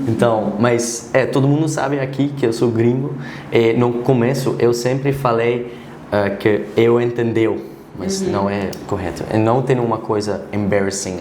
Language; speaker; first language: Portuguese; non-native, learner; Dutch